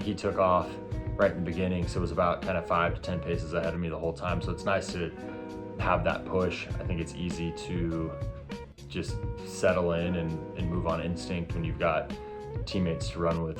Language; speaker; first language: English; native; English